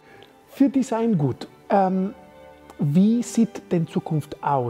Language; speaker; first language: German; non-native, fluent; Spanish